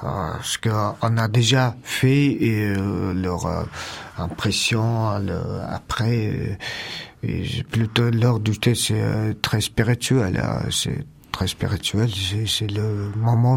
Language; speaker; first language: French; non-native, learner; Mongolian